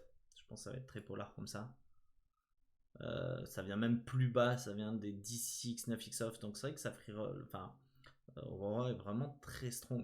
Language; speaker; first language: French; native; French